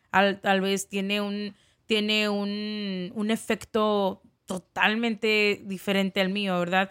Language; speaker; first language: Spanish; native; Spanish